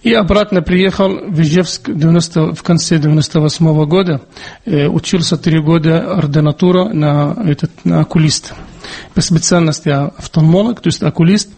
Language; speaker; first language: Russian; non-native, fluent; Arabic